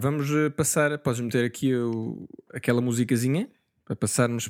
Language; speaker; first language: Portuguese; native; Portuguese